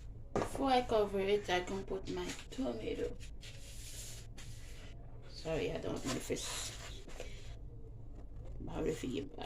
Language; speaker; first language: English; non-native, learner; Haitian Creole